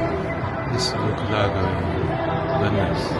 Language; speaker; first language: English; non-native, learner; Chinese